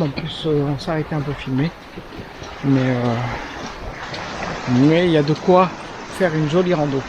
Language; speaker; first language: French; native; French